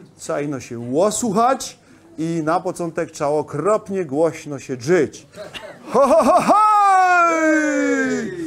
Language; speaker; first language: Polish; native; Polish